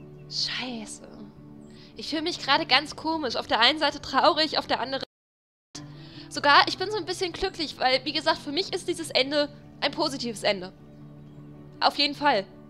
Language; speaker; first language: German; native; German